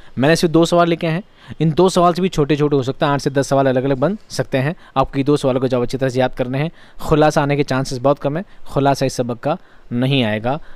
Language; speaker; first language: Hindi; native; Hindi